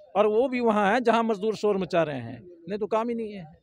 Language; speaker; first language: Hindi; native; Hindi